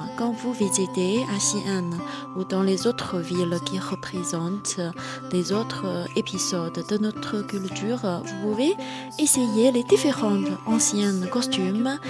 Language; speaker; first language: French; non-native, fluent; Chinese